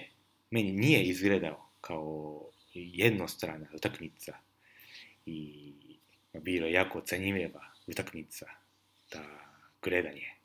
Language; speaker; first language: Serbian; non-native, learner; Japanese